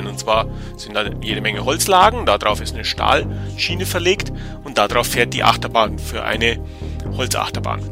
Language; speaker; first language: German; native; German